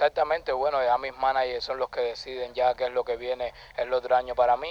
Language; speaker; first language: Spanish; native; Spanish